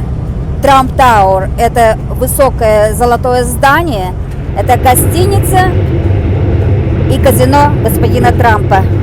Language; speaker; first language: Russian; non-native, local second language; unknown